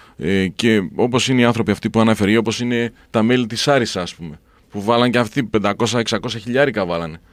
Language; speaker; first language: Greek; native; Greek